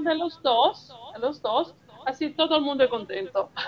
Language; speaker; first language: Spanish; non-native, learner; Italian